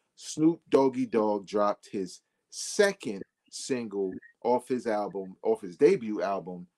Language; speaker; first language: English; native; English